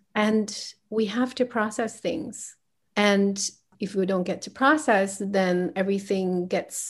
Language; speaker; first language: English; early bilingual, other home language; Chinese